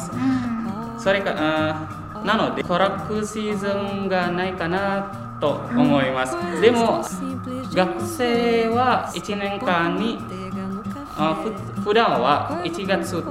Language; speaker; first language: Japanese; non-native, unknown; Indonesian